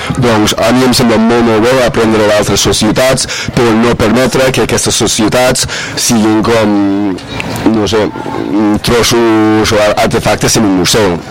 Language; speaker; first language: Catalan; non-native, fluent; English